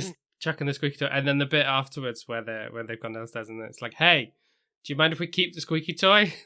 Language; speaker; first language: English; native; English